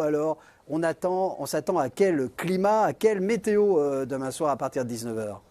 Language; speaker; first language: French; native; French